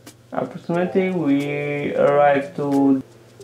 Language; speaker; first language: English; non-native, learner; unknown